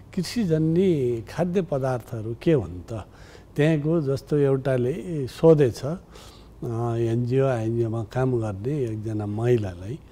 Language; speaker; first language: Nepali; native; Nepali